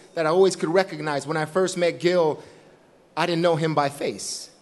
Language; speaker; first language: English; native; English